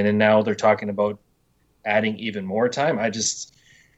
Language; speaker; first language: English; native; English